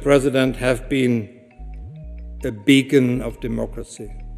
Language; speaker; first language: English; non-native, fluent; German